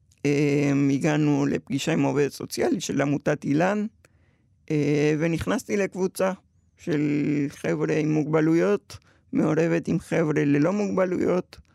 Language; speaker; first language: Hebrew; early bilingual, other home language; Spanish